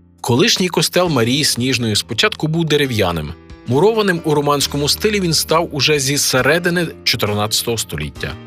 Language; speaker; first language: Ukrainian; native; Ukrainian